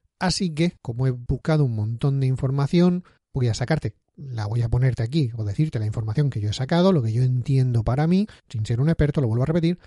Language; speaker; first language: Spanish; native; Spanish